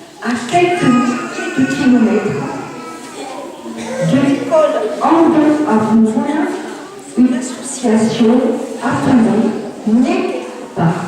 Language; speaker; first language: French; native; French